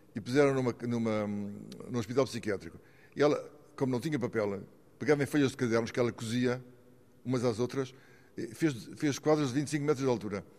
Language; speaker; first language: Portuguese; native; Portuguese